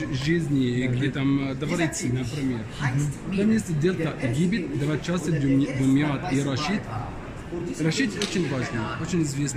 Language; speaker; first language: Russian; non-native, learner; Arabic